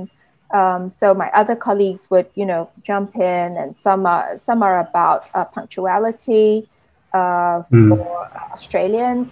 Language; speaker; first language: English; native; English